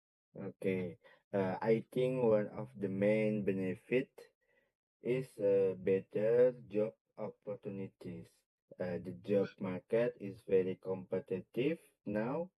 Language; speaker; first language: English; non-native, learner; Indonesian